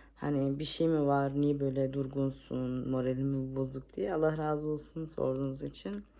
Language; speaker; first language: Turkish; early bilingual, heritage; Turkish